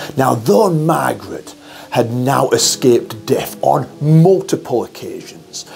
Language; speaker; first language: English; native; English